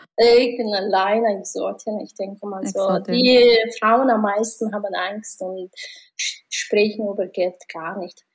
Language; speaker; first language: German; non-native, learner; Mongolian